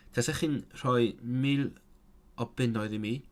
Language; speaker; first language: Welsh; non-native, learner; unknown